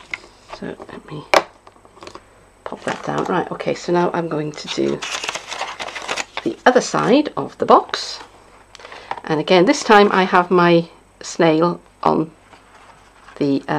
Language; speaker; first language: English; native; English